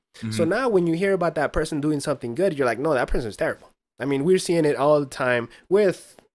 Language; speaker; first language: English; early bilingual, other home language; Spanish